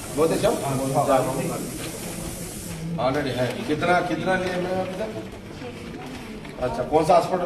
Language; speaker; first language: Hindi; non-native, local second language; Telugu